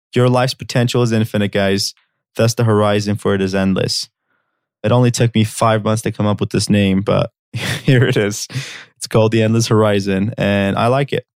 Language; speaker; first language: English; early bilingual, other home language; Armenian